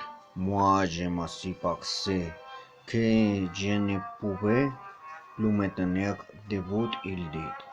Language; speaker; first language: French; non-native, learner; Spanish